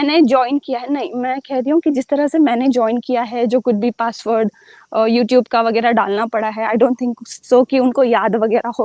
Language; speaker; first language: Hindi; native; Hindi